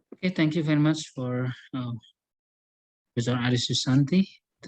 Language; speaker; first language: English; non-native, learner; Indonesian